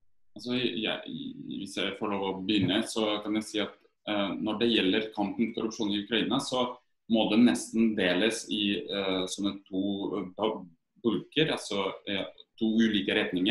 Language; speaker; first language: Norwegian; non-native, fluent; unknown